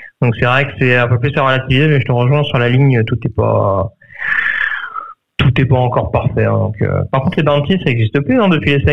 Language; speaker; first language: French; native; French